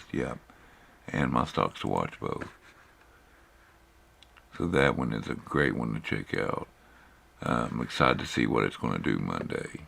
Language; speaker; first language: English; native; English